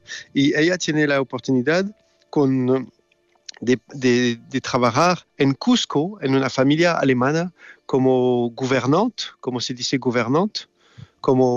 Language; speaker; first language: Spanish; non-native, learner; French